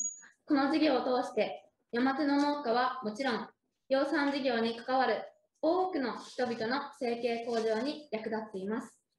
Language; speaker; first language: Japanese; native; Japanese